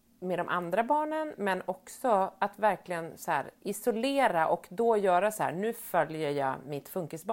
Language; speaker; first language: Swedish; native; Swedish